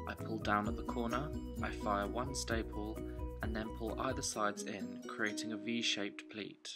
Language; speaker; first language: English; native; English